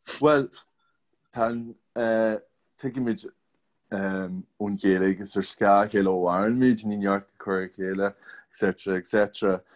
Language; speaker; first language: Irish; non-native, local second language; English